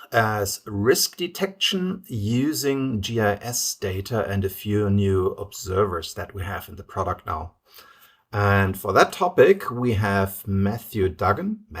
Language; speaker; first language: English; non-native, fluent; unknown